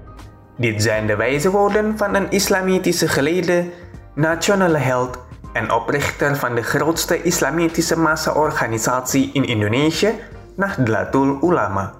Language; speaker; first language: Dutch; non-native, fluent; Indonesian